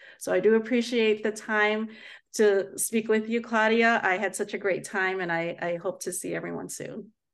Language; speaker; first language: English; native; English